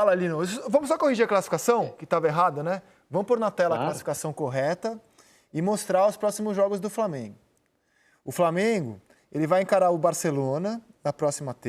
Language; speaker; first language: Portuguese; native; Portuguese